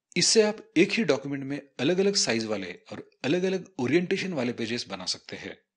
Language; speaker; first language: Hindi; non-native, local second language; Marathi